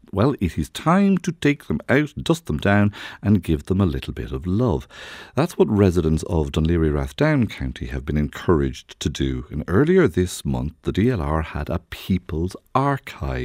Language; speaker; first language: English; native; English